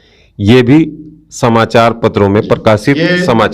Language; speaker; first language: Hindi; native; Hindi